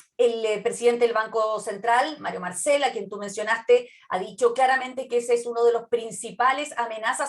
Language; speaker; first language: Spanish; native; Spanish